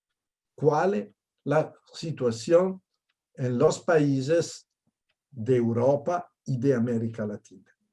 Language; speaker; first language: Spanish; non-native, fluent; Italian